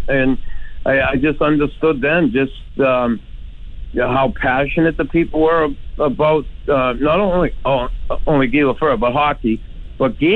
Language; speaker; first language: English; native; English